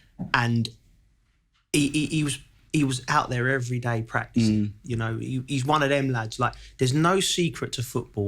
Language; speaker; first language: English; native; English